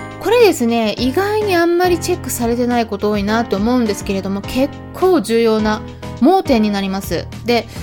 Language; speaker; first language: Japanese; native; Japanese